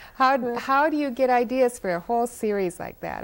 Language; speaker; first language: English; native; English